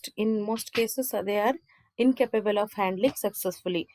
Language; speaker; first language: English; non-native, local second language; Kannada